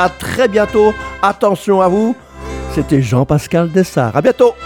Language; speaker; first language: French; native; French